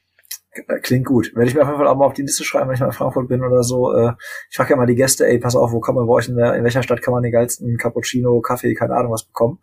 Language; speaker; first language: German; native; German